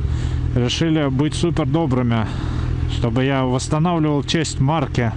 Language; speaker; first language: Russian; native; Russian